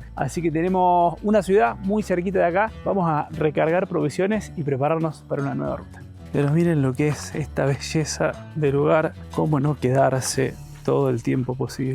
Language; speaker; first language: Spanish; native; Spanish